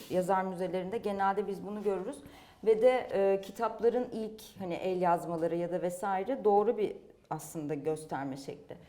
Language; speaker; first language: Turkish; native; Turkish